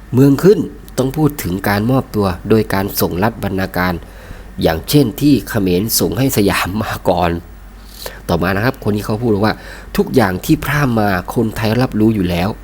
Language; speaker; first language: Thai; native; Thai